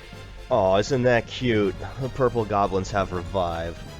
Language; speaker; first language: English; native; English